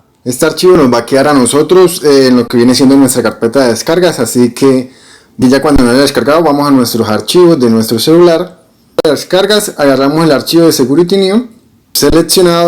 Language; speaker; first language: Spanish; native; Spanish